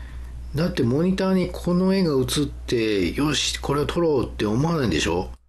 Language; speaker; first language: Japanese; native; Japanese